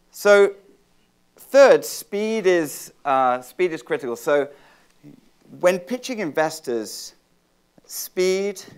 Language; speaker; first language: English; native; English